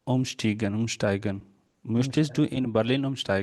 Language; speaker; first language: German; non-native, learner; Urdu